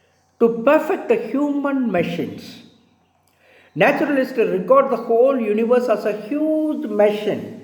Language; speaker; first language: English; non-native, local second language; Tamil